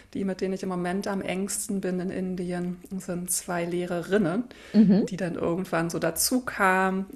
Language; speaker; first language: German; native; German